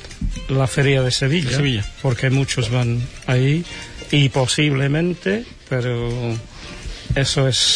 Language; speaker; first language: Spanish; non-native, fluent; English